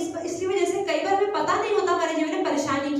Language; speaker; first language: Hindi; native; Hindi